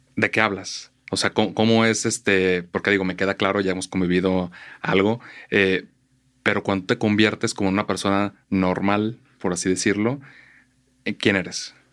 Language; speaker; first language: Spanish; native; Spanish